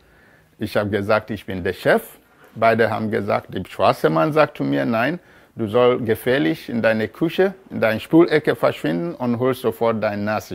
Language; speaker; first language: German; non-native, fluent; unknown